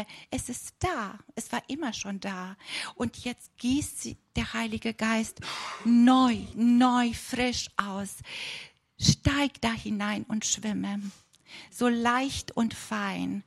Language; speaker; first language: German; non-native, fluent; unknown